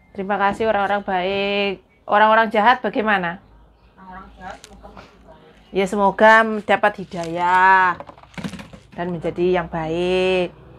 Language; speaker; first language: Indonesian; non-native, local second language; Javanese